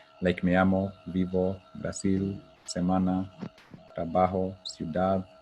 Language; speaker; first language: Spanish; non-native, fluent; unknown